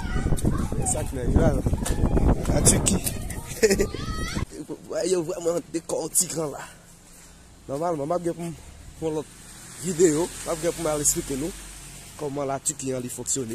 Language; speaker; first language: French; non-native, learner; Haitian Creole